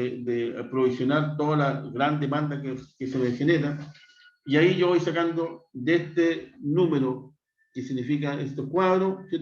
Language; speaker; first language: Spanish; native; Spanish